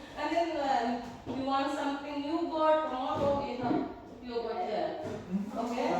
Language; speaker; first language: English; non-native, local second language; Filipino